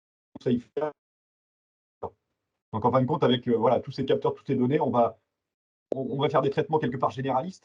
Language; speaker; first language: French; native; French